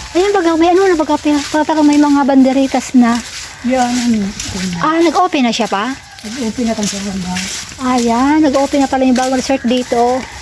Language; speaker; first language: Filipino; non-native, local second language; Bikol